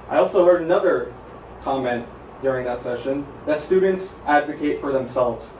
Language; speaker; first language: English; native; English